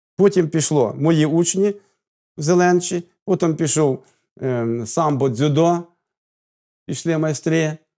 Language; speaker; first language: Ukrainian; native; Ukrainian